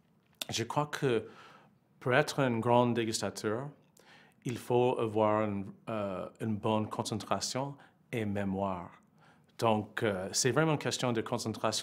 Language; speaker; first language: French; non-native, fluent; English